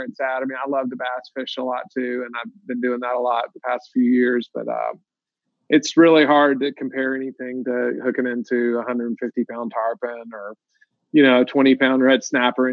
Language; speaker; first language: English; native; English